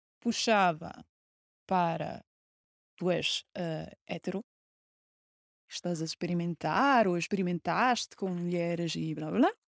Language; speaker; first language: Portuguese; non-native, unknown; Italian